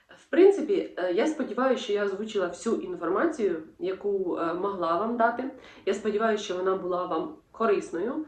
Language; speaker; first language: Ukrainian; non-native, local second language; Russian